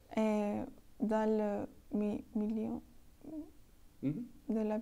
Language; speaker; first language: French; non-native, learner; Spanish